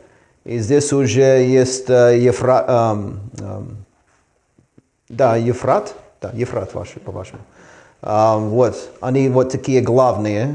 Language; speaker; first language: Russian; non-native, fluent; English